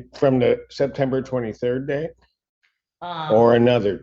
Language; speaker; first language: English; native; English